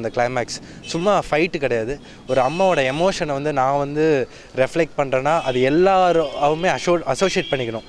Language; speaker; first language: Tamil; native; Tamil